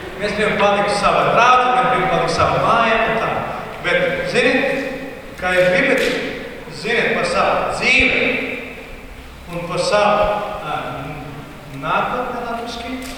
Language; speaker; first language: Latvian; non-native, learner; Portuguese